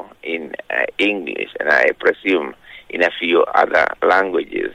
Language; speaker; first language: English; non-native, local second language; Kikuyu